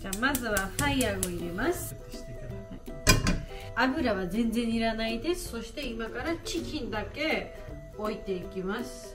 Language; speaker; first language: Japanese; non-native, learner; Georgian